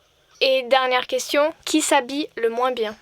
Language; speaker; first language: French; native; French